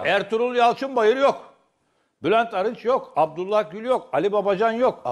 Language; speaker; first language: Turkish; native; Turkish